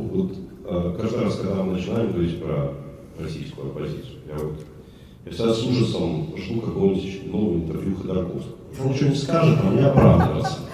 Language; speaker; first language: Russian; native; Russian